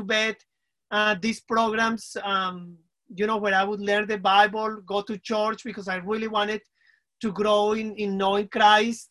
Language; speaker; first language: English; non-native, fluent; Spanish